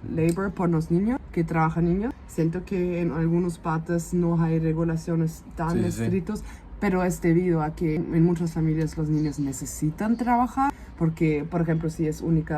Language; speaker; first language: Spanish; non-native, fluent; German